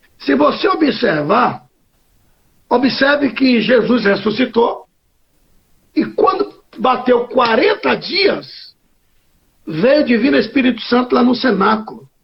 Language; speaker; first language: Portuguese; native; Portuguese